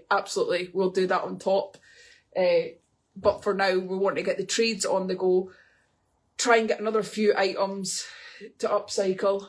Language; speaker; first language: English; native; English